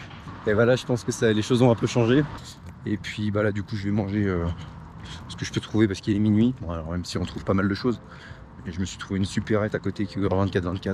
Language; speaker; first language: French; native; French